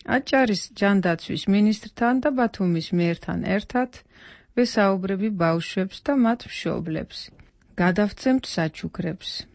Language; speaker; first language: Georgian; non-native, fluent; Dutch